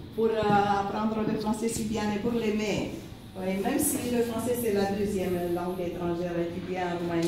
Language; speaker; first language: French; non-native, fluent; Romanian